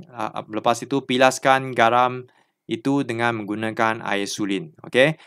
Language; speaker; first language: Malay; non-native, local second language; Chinese